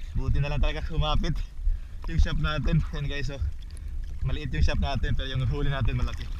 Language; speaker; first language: Filipino; non-native, local second language; Cebuano